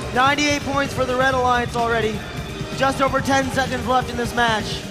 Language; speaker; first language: English; native; English